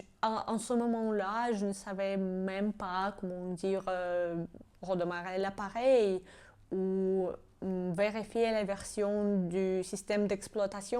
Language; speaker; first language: French; non-native, fluent; Georgian